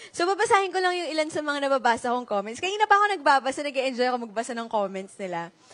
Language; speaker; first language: Filipino; native; Filipino